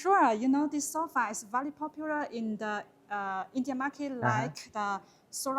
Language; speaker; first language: English; non-native, learner; Chinese